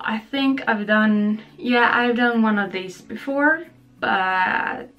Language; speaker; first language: English; non-native, fluent; Swedish